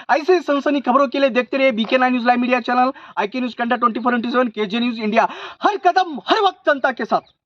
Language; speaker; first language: Hindi; non-native, local second language; Urdu